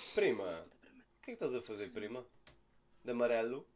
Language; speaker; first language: Portuguese; native; Portuguese